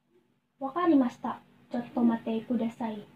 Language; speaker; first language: Japanese; non-native, learner; Indonesian